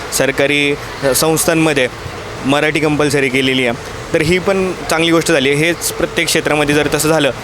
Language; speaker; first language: Marathi; native; Marathi